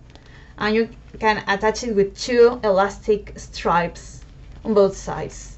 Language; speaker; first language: English; non-native, fluent; Spanish